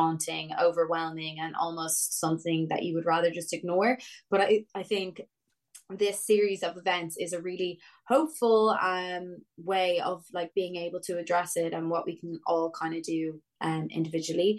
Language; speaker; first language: English; native; English